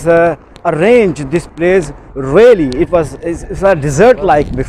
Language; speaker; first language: English; non-native, local second language; Urdu